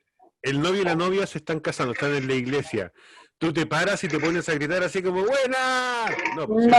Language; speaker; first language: Spanish; native; Spanish